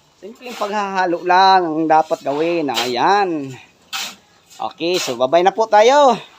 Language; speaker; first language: Filipino; non-native, local second language; Cebuano